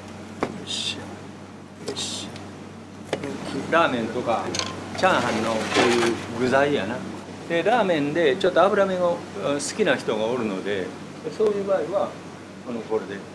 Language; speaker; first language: Japanese; native; Japanese